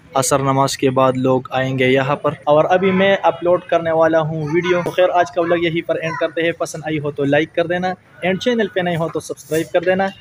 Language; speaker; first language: Urdu; non-native, local second language; Pashto